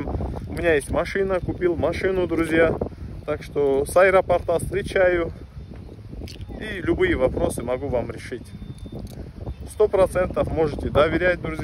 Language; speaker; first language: Russian; non-native, local second language; Turkish